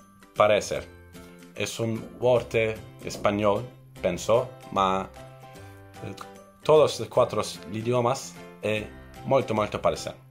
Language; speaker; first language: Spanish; non-native, learner; Turkish